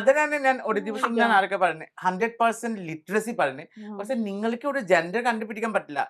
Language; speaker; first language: Malayalam; non-native, fluent; Assamese